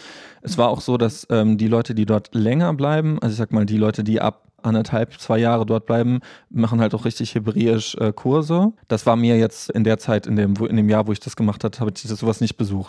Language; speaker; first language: German; native; German